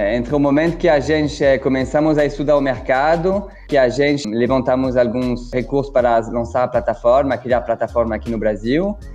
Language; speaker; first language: Portuguese; non-native, fluent; French